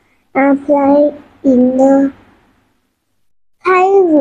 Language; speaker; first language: English; non-native, learner; Vietnamese